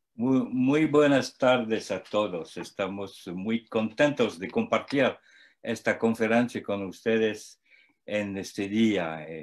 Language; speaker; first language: Spanish; non-native, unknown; French